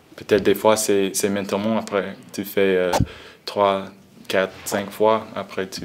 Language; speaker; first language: French; non-native, fluent; English